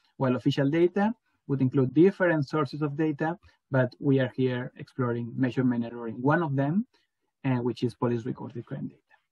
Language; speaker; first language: English; non-native, fluent; Spanish